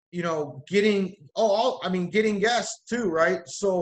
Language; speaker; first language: English; native; English